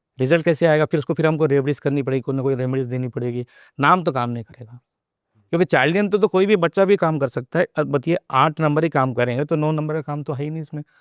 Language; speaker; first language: Hindi; non-native, local second language; Telugu